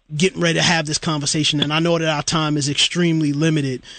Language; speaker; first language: English; native; English